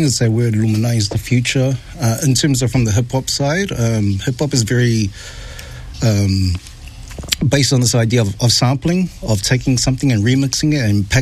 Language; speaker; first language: English; native; English